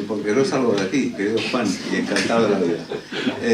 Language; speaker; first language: Spanish; native; Spanish